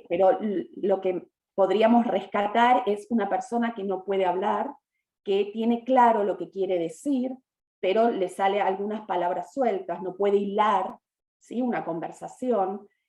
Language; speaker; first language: Spanish; native; Spanish